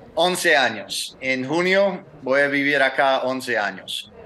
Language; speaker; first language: Spanish; non-native, learner; English